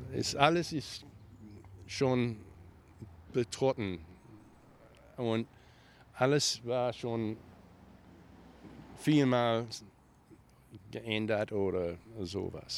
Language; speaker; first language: German; early bilingual, heritage; German